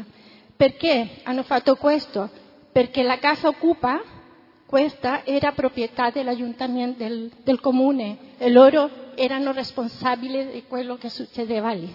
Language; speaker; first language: Italian; non-native, fluent; Spanish